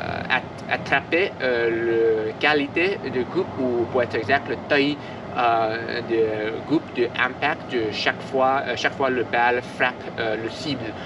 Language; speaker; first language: French; non-native, learner; English